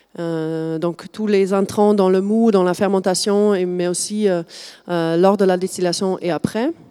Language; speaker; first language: French; non-native, fluent; German